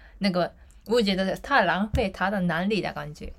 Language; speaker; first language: Chinese; non-native, learner; Japanese